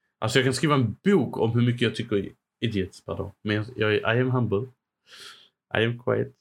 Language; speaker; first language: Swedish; early bilingual, other home language; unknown